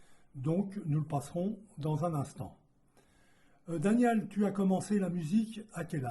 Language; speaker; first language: French; native; French